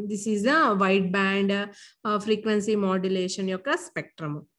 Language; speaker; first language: English; non-native, local second language; Telugu